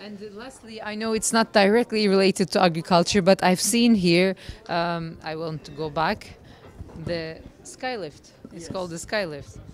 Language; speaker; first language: English; non-native, fluent; Turkish